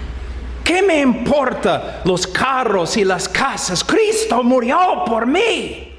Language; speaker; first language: Spanish; non-native, fluent; English